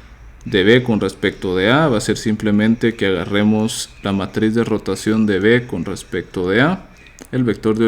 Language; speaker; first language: Spanish; native; Spanish